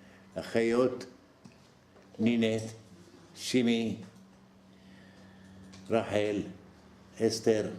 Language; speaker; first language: Hebrew; non-native, fluent; Arabic